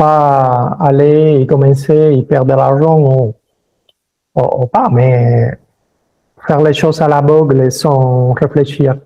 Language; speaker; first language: French; early bilingual, other home language; Spanish